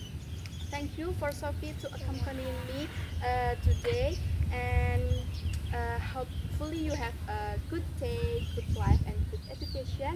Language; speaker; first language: English; non-native, learner; Indonesian